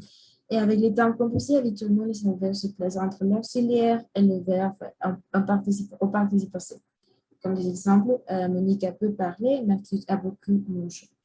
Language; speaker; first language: French; non-native, learner; Spanish